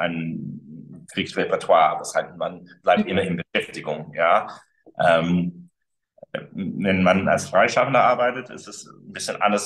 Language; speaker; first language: German; early bilingual, other home language; English